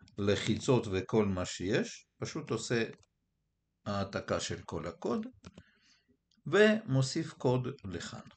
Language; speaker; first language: Hebrew; early bilingual, other home language; Russian